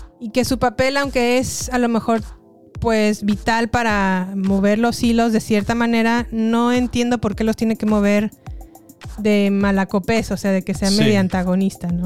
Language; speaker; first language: Spanish; native; Spanish